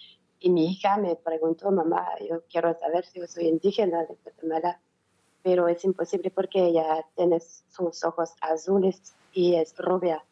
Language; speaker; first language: Spanish; non-native, learner; French